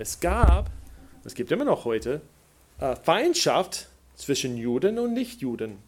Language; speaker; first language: German; non-native, fluent; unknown